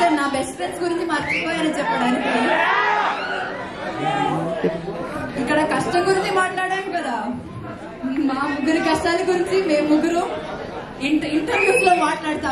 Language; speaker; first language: Telugu; non-native, fluent; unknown